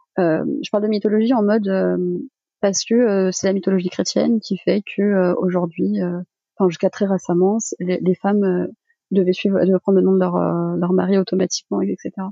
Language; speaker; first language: French; early bilingual, other home language; Malagasy